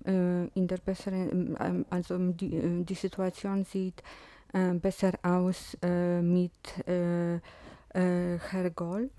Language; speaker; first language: German; non-native, fluent; Polish